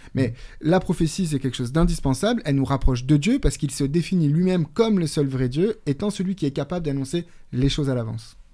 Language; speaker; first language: French; native; French